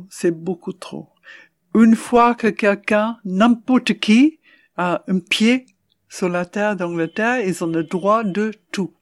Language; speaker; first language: French; non-native, fluent; English